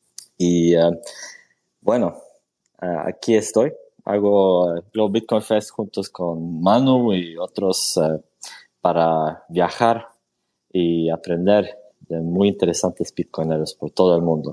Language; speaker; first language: Spanish; non-native, fluent; Swedish